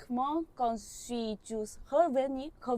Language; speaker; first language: French; non-native, learner; Vietnamese